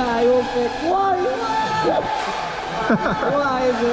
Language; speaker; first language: Hebrew; native; Hebrew